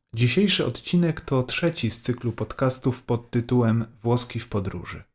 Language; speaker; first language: Polish; native; Polish